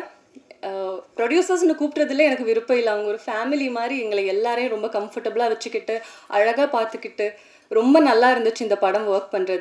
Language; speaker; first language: Tamil; non-native, fluent; Malayalam